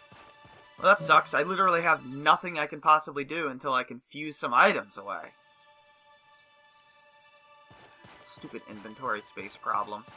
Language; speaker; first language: English; native; English